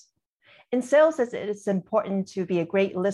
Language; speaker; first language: English; non-native, local second language; Cantonese